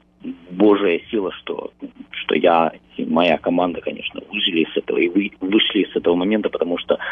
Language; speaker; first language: Russian; early bilingual, heritage; Russian